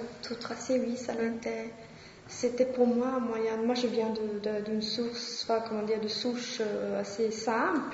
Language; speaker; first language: French; non-native, fluent; Swedish